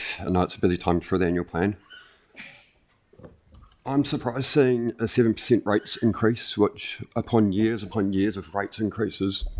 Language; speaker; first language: English; native; English